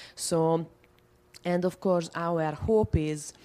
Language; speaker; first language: English; non-native, fluent; Hungarian